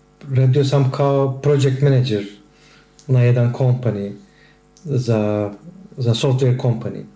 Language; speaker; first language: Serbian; non-native, learner; Turkish